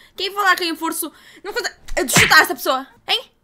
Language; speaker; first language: Portuguese; early bilingual, other home language; Ukrainian